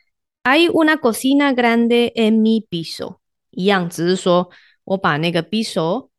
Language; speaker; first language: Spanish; non-native, fluent; Chinese